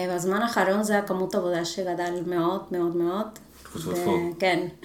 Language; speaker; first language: Hebrew; non-native, fluent; Spanish